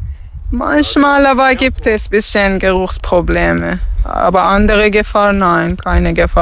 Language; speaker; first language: German; non-native, fluent; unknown